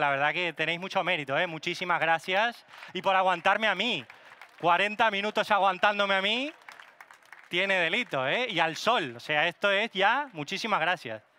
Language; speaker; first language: Spanish; non-native, local second language; Catalan